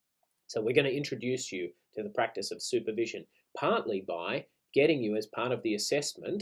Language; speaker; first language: English; native; English